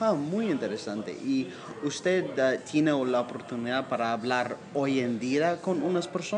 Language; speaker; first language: Spanish; non-native, learner; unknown